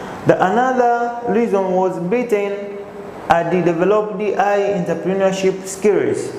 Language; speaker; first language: English; non-native, local second language; Swahili